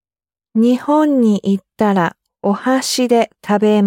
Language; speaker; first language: Japanese; non-native, learner; English